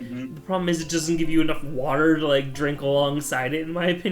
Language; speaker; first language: English; native; English